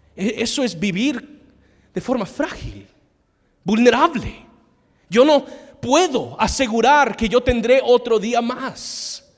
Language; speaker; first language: Spanish; non-native, fluent; English